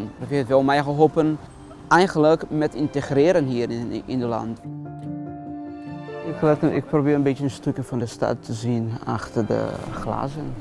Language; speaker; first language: Dutch; non-native, learner; Portuguese